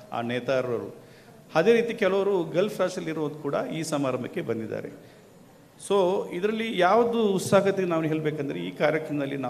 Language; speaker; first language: Kannada; non-native, local second language; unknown